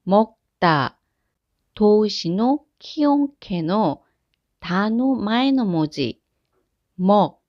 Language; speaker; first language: Japanese; non-native, fluent; Korean